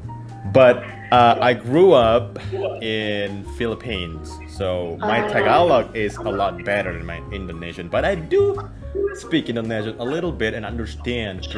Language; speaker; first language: English; non-native, local second language; Filipino